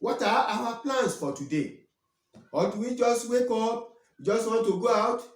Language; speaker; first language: English; non-native, local second language; Yoruba